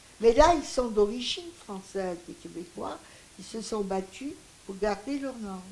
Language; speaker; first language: French; non-native, local second language; Greek